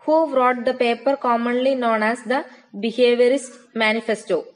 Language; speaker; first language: English; non-native, local second language; Malayalam